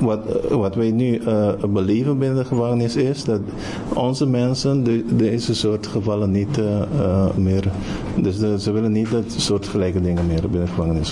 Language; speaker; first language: Dutch; non-native, local second language; Papiamento